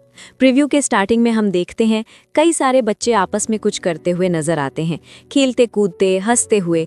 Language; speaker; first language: Hindi; native; Hindi